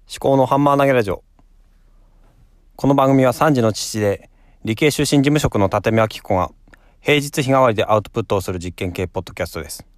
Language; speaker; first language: Japanese; native; Japanese